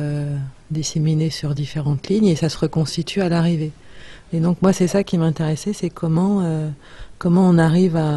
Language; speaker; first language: French; native; French